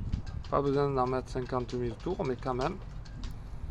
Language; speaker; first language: French; native; French